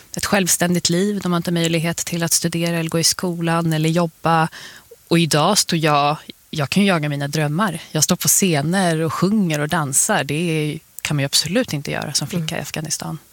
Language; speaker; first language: Swedish; early bilingual, other home language; Persian